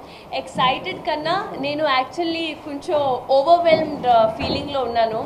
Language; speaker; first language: Telugu; non-native, local second language; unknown